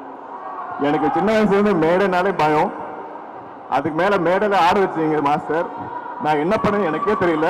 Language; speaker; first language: Tamil; non-native, local second language; Malayalam